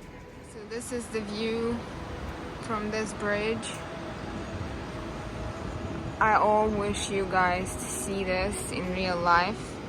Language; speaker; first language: English; non-native, learner; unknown